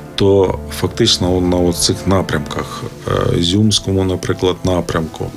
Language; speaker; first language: Ukrainian; native; Ukrainian